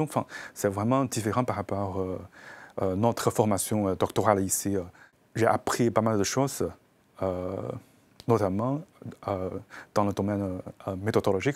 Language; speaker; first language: French; non-native, fluent; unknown